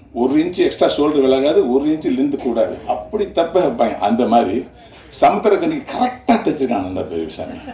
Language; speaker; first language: Tamil; native; Tamil